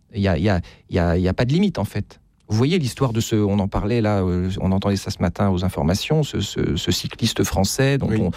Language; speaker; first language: French; native; French